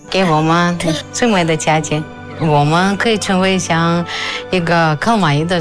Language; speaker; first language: Chinese; non-native, fluent; Russian